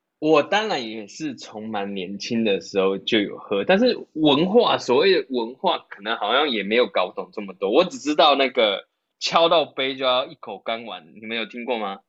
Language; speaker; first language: Chinese; native; Chinese